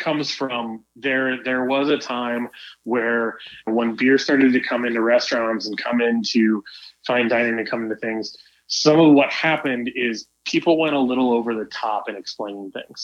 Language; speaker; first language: English; native; English